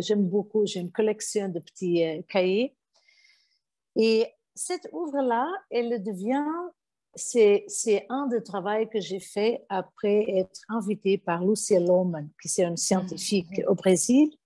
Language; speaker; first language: French; non-native, fluent; Portuguese